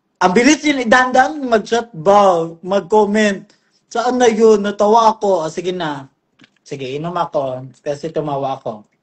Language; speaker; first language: Filipino; non-native, local second language; Cebuano